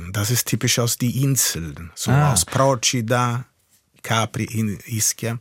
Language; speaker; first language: German; non-native, fluent; Italian